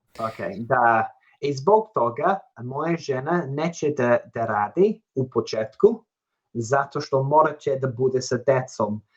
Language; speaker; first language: Serbian; non-native, learner; English